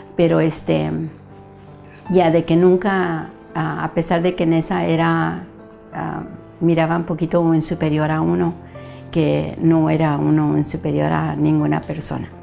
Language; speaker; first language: Spanish; early bilingual, heritage; Spanish